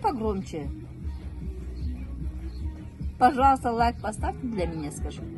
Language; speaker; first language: Russian; non-native, learner; Tajik